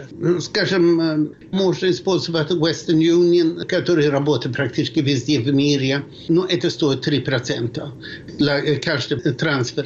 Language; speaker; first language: Russian; non-native, fluent; Swedish